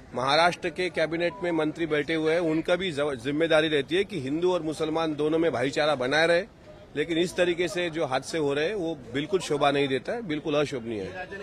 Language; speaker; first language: Hindi; non-native, local second language; Marathi